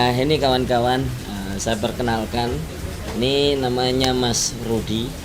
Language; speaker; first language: Indonesian; native; Indonesian